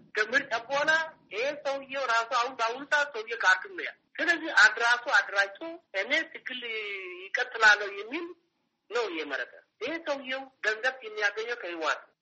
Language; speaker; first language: Amharic; non-native, local second language; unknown